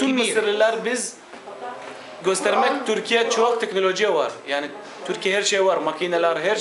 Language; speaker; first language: Turkish; non-native, learner; Arabic